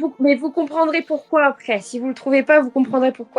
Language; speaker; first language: French; native; French